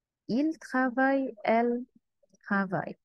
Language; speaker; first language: French; non-native, fluent; Arabic